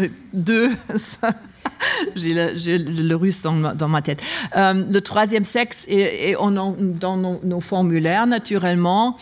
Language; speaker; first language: French; non-native, learner; German